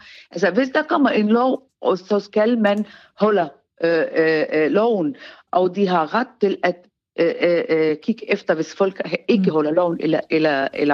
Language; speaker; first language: Danish; non-native, fluent; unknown